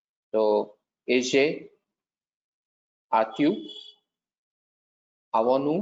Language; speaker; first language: French; non-native, learner; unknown